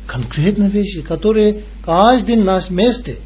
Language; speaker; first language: Russian; non-native, learner; Tibetan